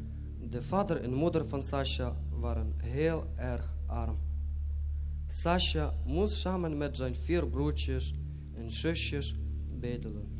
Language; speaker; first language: Dutch; non-native, fluent; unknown